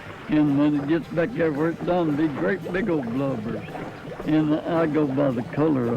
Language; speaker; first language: English; native; English